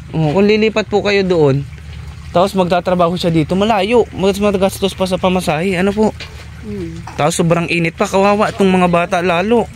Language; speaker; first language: Filipino; native; Filipino